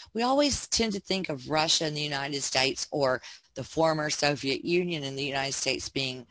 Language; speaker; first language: English; native; English